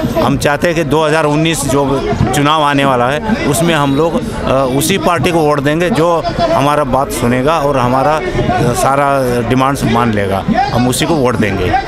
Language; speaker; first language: Hindi; non-native, local second language; Marathi